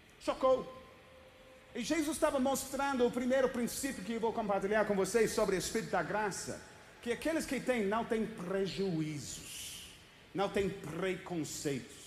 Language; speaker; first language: Portuguese; non-native, fluent; English